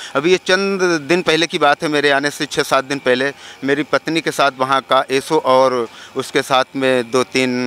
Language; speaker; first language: Hindi; native; Hindi